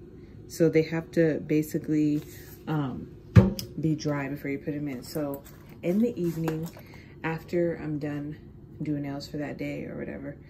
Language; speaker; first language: English; native; English